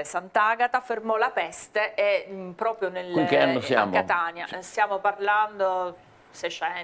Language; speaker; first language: Italian; native; Italian